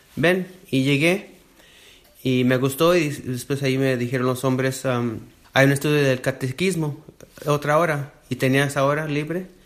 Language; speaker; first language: Spanish; early bilingual, heritage; Spanish